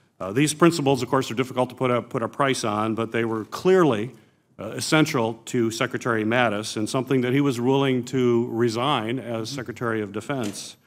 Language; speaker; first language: English; native; English